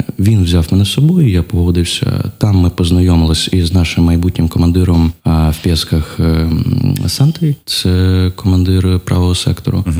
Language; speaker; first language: Ukrainian; non-native, local second language; Russian